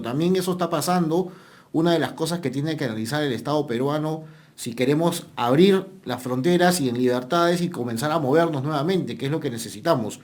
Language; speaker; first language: Spanish; native; Spanish